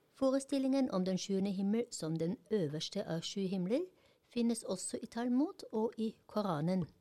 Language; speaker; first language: Norwegian; non-native, fluent; German